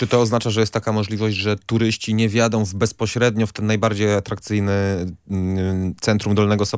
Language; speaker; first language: Polish; native; Polish